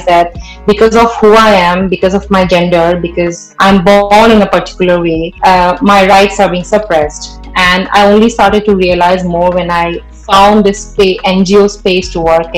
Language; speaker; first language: English; non-native, local second language; Assamese